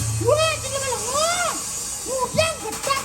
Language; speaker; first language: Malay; non-native, local second language; Balinese